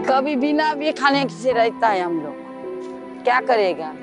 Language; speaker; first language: Hindi; non-native, local second language; Marathi